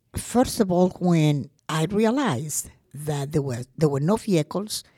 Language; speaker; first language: English; non-native, fluent; Spanish